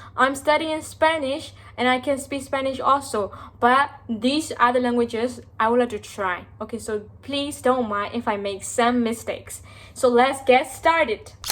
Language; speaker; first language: English; non-native, fluent; Burmese